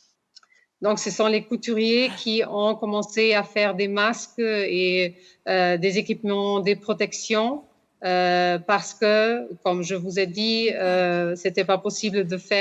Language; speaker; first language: French; non-native, fluent; Portuguese